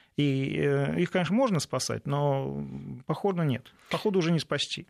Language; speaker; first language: Russian; native; Russian